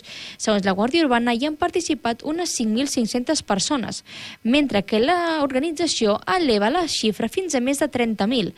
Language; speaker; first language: Catalan; native; Catalan